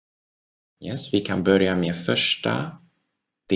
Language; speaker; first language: Swedish; non-native, fluent; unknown